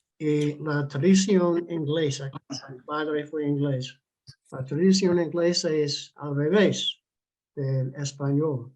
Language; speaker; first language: Spanish; non-native, fluent; English